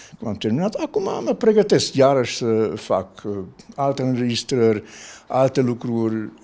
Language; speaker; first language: Romanian; non-native, local second language; Hungarian